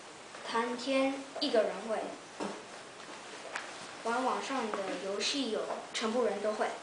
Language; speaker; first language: Chinese; early bilingual, heritage; Chinese